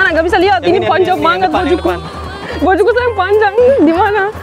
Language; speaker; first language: Indonesian; non-native, fluent; Turkish